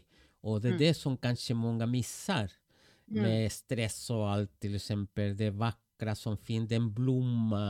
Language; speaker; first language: Swedish; non-native, fluent; Spanish